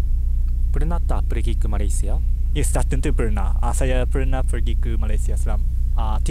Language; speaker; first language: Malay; non-native, learner; Japanese